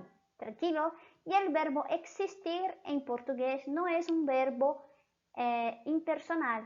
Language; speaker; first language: Spanish; non-native, fluent; Portuguese